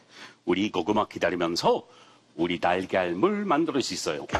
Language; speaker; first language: Korean; non-native, learner; English